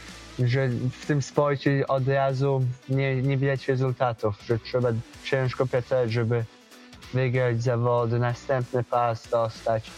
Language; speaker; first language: Polish; early bilingual, heritage; Polish